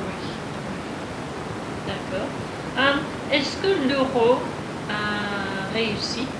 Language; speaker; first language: French; non-native, fluent; English